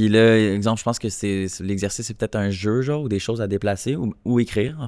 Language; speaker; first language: French; native; French